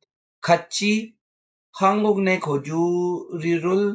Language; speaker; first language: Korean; non-native, learner; Urdu